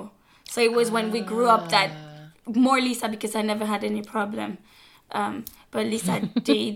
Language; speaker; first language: English; non-native, fluent; French